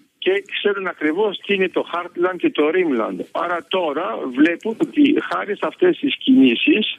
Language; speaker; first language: Greek; early bilingual, heritage; Greek